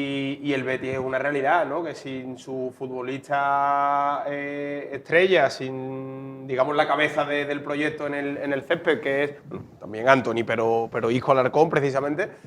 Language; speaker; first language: Spanish; native; Spanish